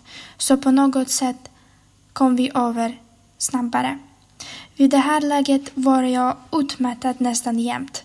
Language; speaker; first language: Swedish; non-native, fluent; Ukrainian